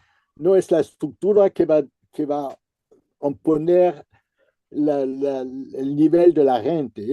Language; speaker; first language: Spanish; non-native, fluent; French